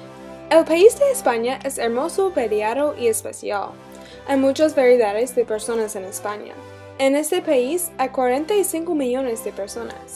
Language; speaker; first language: Spanish; non-native, learner; English